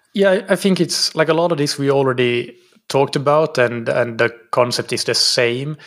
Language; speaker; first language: English; non-native, fluent; Finnish